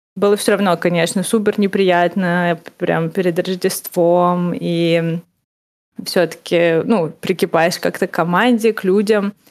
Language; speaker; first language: Russian; native; Russian